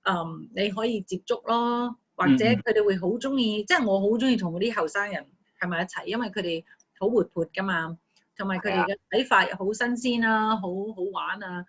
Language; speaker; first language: Cantonese; non-native, fluent; Chinese